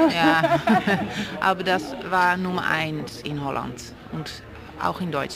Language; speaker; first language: German; non-native, fluent; Dutch